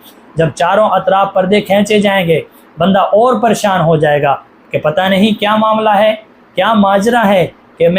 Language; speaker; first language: Urdu; native; Urdu